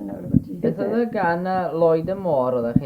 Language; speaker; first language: Welsh; native; Welsh